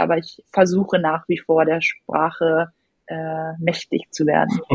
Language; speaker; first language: German; native; German